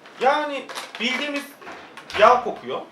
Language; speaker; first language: Turkish; non-native, fluent; Korean